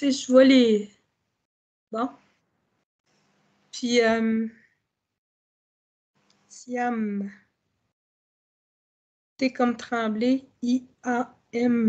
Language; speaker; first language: French; native; French